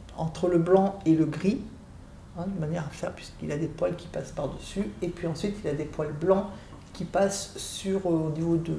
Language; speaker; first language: French; native; French